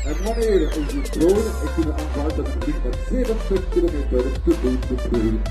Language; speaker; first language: Dutch; non-native, local second language; French